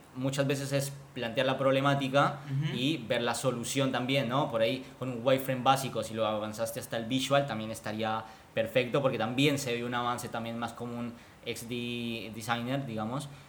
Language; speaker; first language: Spanish; native; Spanish